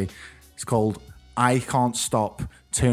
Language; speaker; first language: English; native; English